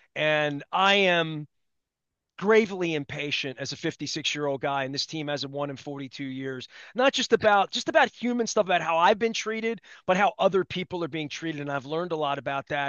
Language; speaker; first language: English; native; English